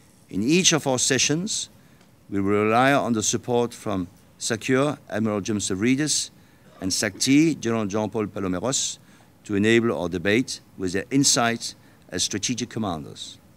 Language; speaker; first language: English; non-native, fluent; Danish